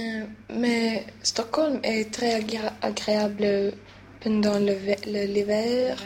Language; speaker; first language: French; non-native, learner; Swedish